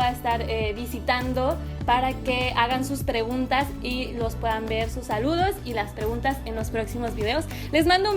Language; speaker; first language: Spanish; native; Spanish